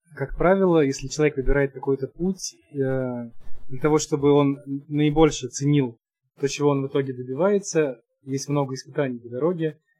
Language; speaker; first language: Russian; native; Russian